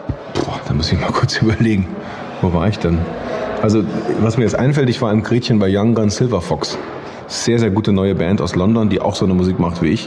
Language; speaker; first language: German; native; German